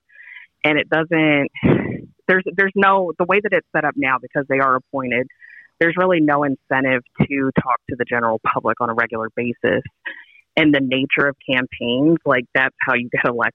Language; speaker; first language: English; native; English